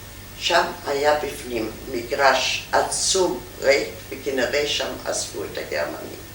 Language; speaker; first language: Hebrew; non-native, fluent; German